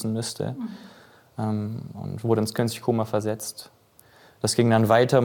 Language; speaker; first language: German; native; German